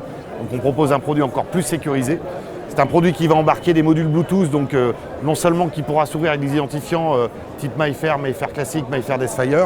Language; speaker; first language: French; native; French